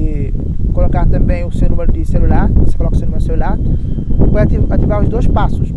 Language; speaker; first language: Portuguese; non-native, local second language; Kabuverdianu